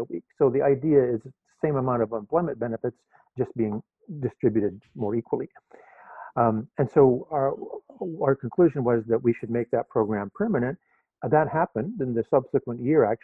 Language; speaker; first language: English; native; English